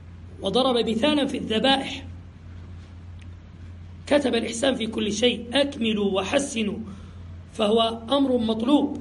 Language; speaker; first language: Arabic; native; Arabic